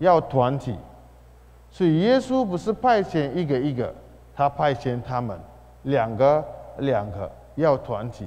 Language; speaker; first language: Chinese; non-native, fluent; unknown